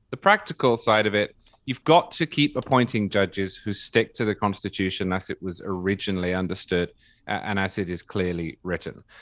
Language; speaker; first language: English; native; English